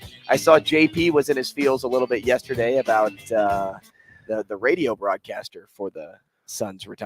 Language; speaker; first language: English; native; English